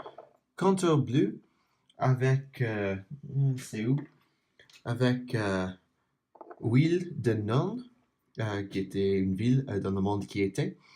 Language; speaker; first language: French; non-native, learner; English